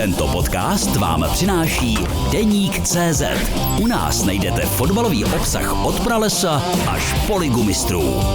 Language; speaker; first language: Czech; native; Czech